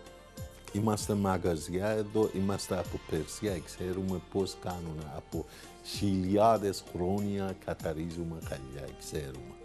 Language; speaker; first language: Greek; non-native, learner; Persian